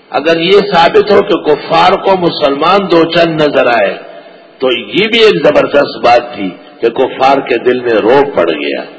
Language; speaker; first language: Urdu; non-native, local second language; Pashto